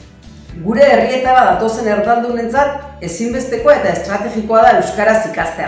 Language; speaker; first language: Basque; native; Basque